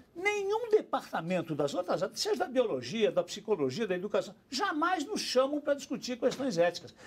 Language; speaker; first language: Portuguese; native; Portuguese